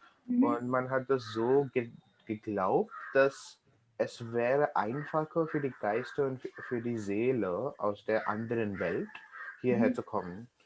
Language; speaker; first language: German; non-native, learner; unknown